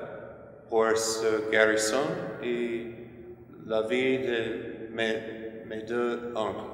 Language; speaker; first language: French; non-native, fluent; English